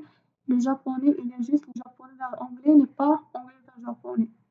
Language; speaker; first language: French; non-native, fluent; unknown